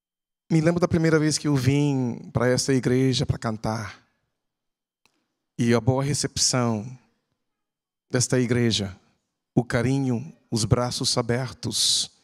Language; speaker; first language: Portuguese; non-native, fluent; English